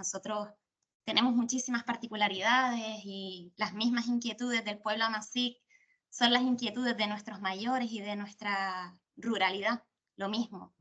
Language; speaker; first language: Spanish; native; Spanish